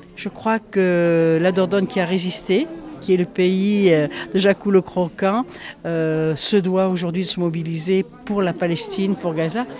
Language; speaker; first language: French; native; French